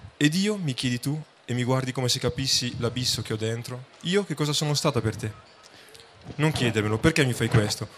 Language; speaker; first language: Italian; native; Italian